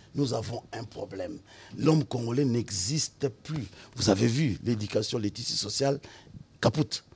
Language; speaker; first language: French; non-native, local second language; Lingala